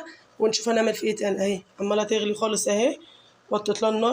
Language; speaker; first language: Arabic; native; Arabic